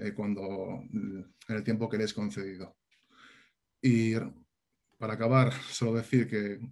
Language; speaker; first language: Spanish; native; Spanish